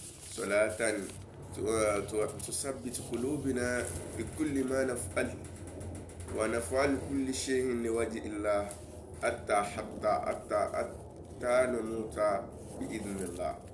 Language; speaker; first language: Arabic; non-native, learner; Yoruba